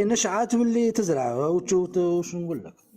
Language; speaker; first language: Arabic; native; Arabic